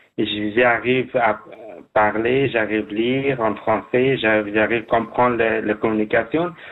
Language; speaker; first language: French; non-native, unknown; Persian